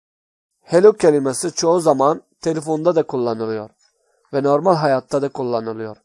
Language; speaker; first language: Turkish; non-native, fluent; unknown